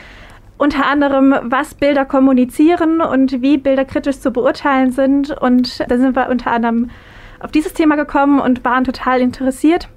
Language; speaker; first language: German; native; German